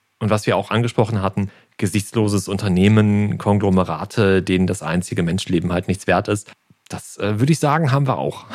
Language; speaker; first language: German; native; German